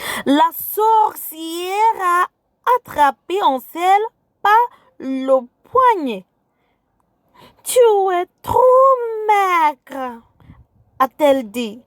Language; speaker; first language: French; non-native, fluent; English